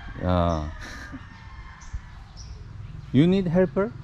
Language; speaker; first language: English; non-native, learner; Korean